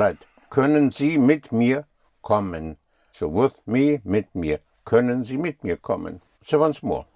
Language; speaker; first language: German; non-native, fluent; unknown